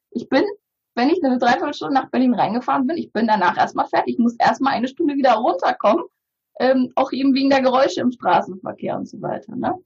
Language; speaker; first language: German; early bilingual, other home language; Bulgarian